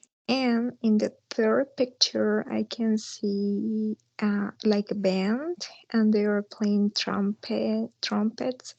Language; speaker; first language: English; non-native, learner; Spanish